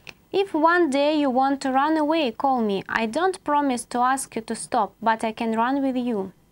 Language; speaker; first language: English; non-native, fluent; Russian